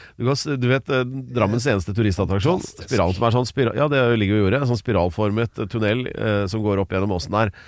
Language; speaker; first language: Norwegian; native; Norwegian